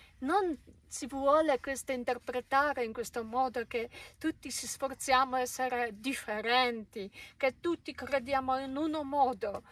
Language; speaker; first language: Italian; non-native, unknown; Polish